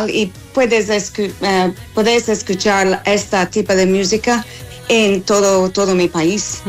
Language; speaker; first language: Spanish; non-native, learner; English